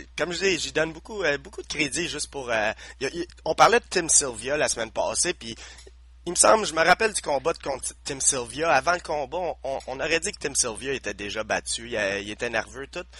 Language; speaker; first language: French; native; French